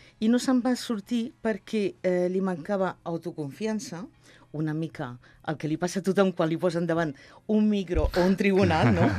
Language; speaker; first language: Catalan; non-native, local second language; Spanish